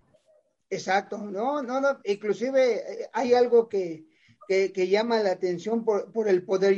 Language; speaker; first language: Spanish; native; Spanish